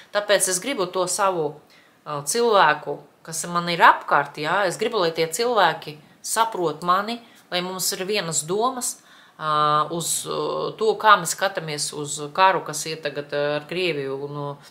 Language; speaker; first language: Latvian; non-native, local second language; Russian